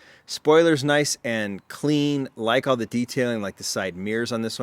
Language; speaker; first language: English; native; English